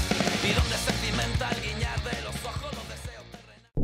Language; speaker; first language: Spanish; native; Spanish